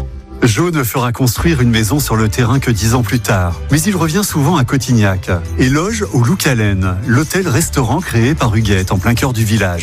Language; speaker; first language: French; native; French